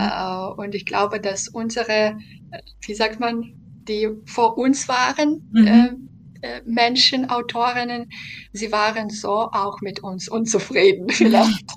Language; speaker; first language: German; non-native, fluent; Belarusian